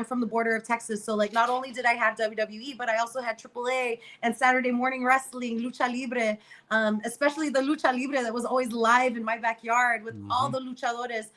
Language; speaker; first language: English; native; English